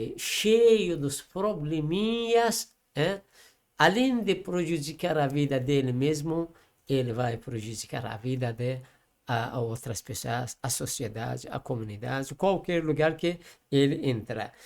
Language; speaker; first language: Portuguese; non-native, learner; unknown